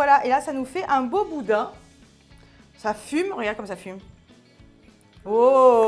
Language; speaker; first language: French; native; French